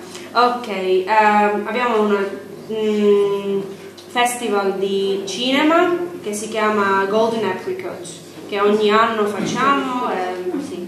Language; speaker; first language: Italian; non-native, learner; Armenian